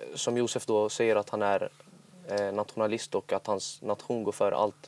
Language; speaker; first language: Swedish; early bilingual, other home language; Assyrian Neo-Aramaic